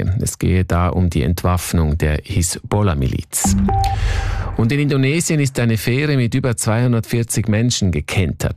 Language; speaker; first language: German; native; German